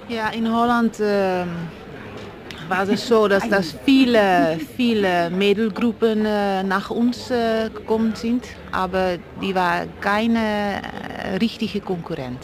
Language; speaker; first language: German; non-native, fluent; Dutch